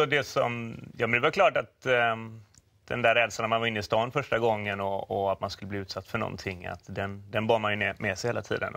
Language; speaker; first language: Swedish; native; Swedish